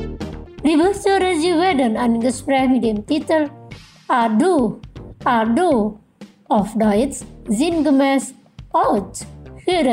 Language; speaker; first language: German; non-native, fluent; Indonesian